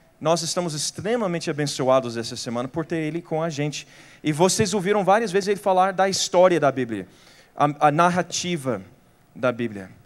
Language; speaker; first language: Portuguese; non-native, fluent; English